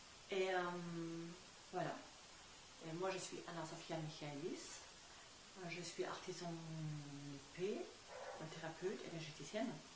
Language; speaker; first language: French; non-native, fluent; German